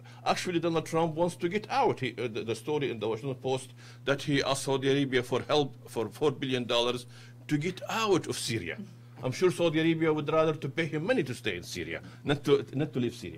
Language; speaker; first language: English; non-native, fluent; Arabic